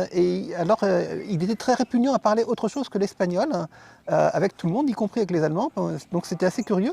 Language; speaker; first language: French; native; French